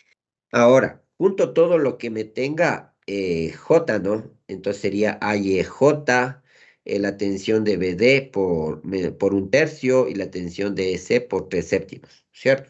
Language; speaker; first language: Spanish; native; Spanish